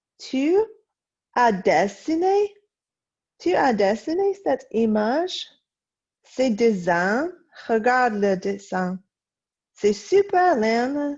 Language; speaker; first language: French; non-native, fluent; English